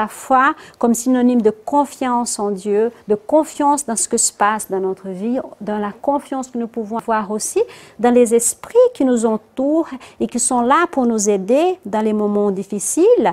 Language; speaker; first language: French; non-native, fluent; Portuguese